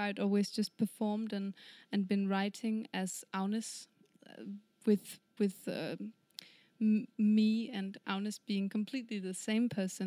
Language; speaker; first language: English; non-native, fluent; Danish